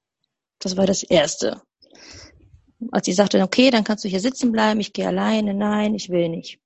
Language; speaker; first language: German; native; German